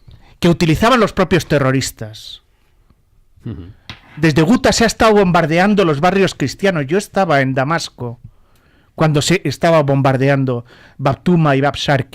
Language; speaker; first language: Spanish; native; Spanish